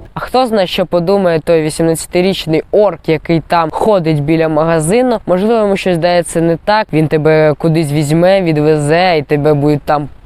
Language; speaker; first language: Ukrainian; native; Ukrainian